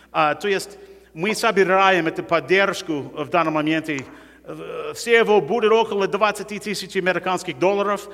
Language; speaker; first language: Russian; non-native, fluent; English